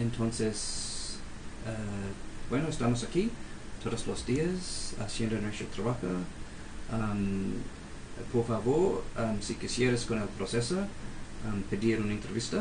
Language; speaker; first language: Spanish; non-native, fluent; English